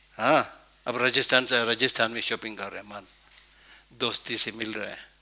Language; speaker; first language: Hindi; non-native, fluent; Tibetan